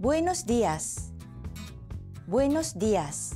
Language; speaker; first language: Spanish; non-native, fluent; Japanese